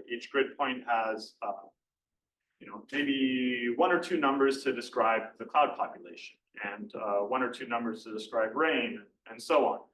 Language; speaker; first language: English; native; English